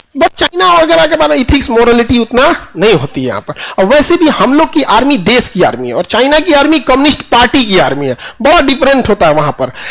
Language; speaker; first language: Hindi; native; Hindi